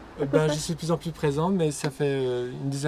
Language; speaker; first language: French; native; French